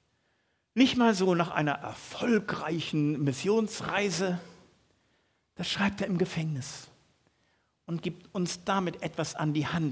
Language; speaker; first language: German; native; German